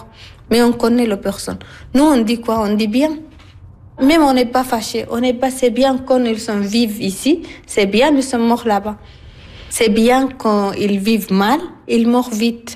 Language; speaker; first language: French; non-native, learner; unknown